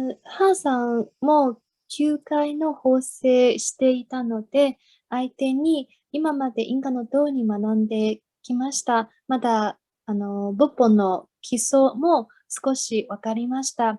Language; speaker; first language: Japanese; non-native, learner; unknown